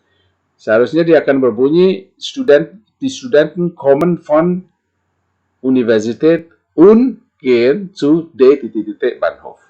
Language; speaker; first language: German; non-native, fluent; Indonesian